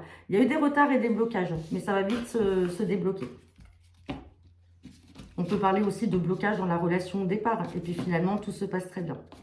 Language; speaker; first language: French; native; French